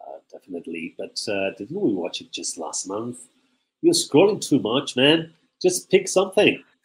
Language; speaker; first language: English; non-native, fluent; Spanish